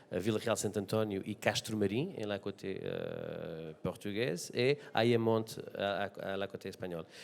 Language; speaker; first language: French; non-native, learner; Portuguese